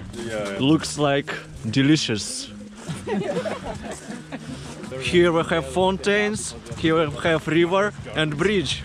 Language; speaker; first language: English; non-native, fluent; Russian